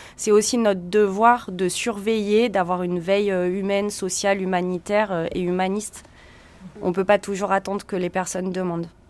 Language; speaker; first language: French; native; French